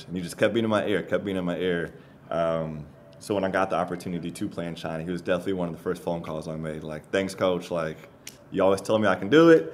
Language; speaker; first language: English; native; English